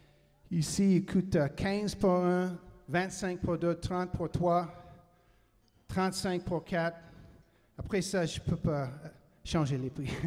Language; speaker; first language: French; non-native, fluent; English